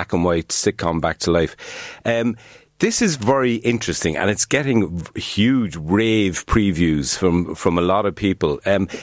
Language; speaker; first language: English; native; English